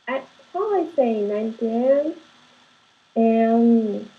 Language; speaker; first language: English; non-native, learner; Portuguese